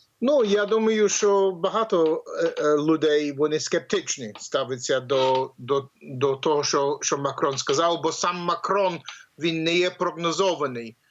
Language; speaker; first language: Ukrainian; early bilingual, heritage; English